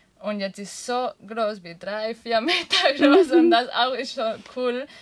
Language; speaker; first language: German; non-native, learner; Catalan